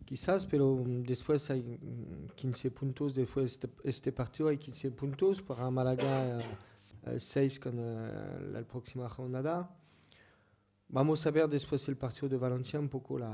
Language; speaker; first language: Spanish; non-native, fluent; French